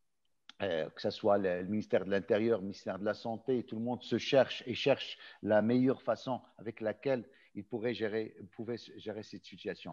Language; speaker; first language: French; non-native, local second language; Arabic